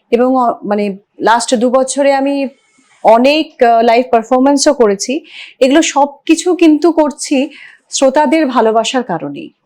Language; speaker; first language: Bangla; native; Bangla